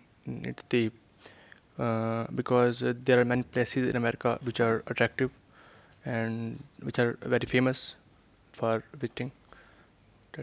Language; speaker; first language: English; non-native, learner; Urdu